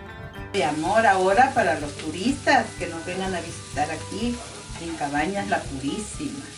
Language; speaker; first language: Spanish; native; Spanish